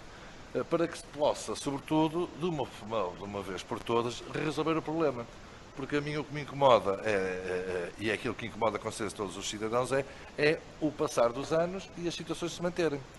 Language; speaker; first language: Portuguese; native; Portuguese